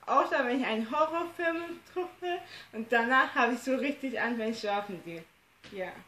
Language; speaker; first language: German; early bilingual, other home language; Turkish